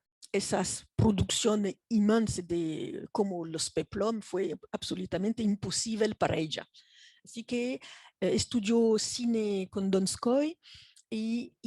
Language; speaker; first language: Spanish; non-native, fluent; French